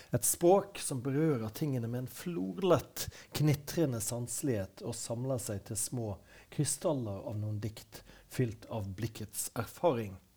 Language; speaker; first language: Norwegian; native; Norwegian